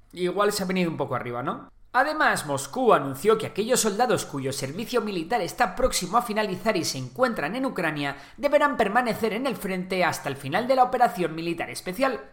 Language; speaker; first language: Spanish; native; Spanish